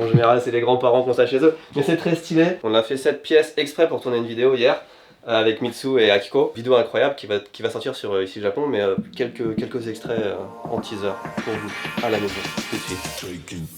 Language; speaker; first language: French; native; French